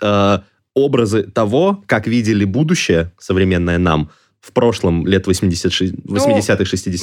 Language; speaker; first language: Russian; native; Russian